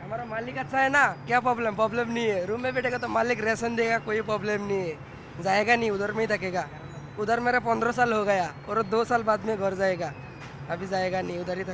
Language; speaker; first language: Hindi; non-native, local second language; Bangla